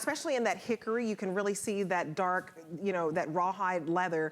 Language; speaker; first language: English; native; English